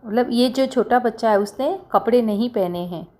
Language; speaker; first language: Hindi; non-native, local second language; Marathi